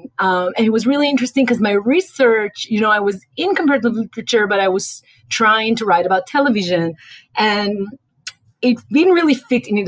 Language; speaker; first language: English; non-native, fluent; Hebrew